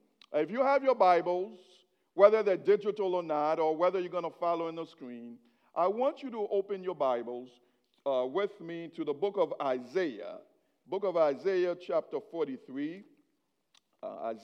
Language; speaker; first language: English; non-native, fluent; Haitian Creole